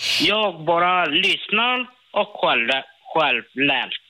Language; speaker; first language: Swedish; non-native, learner; Burmese